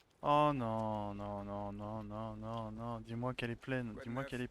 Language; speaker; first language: French; native; French